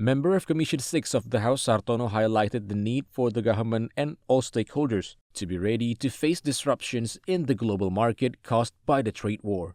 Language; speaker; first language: English; non-native, fluent; Indonesian